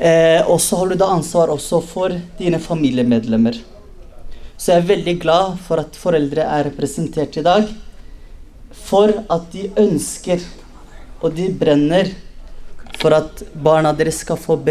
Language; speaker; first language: Norwegian; early bilingual, other home language; Somali